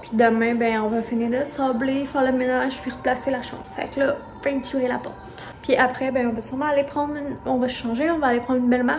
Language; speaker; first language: French; native; French